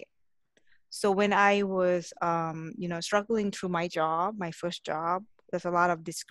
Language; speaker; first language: English; non-native, fluent; Thai